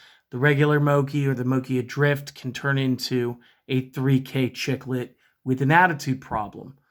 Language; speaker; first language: English; native; English